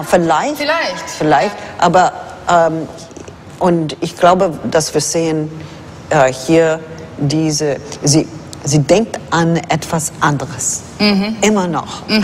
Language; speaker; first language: German; non-native, fluent; English